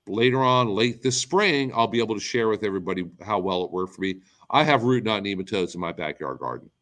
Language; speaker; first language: English; native; English